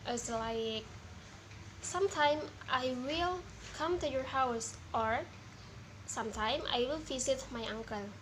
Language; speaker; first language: English; non-native, learner; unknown